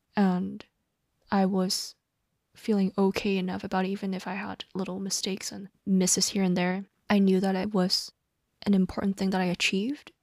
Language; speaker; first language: English; non-native, local second language; Cantonese